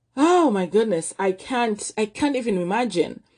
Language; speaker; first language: English; non-native, local second language; Nyanja